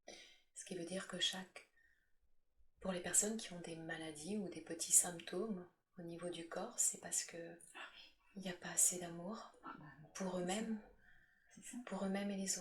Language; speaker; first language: French; native; French